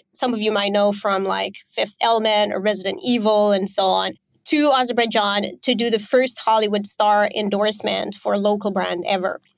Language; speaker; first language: English; non-native, fluent; Romanian